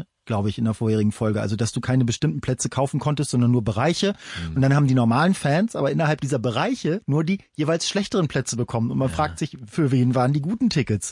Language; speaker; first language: German; native; German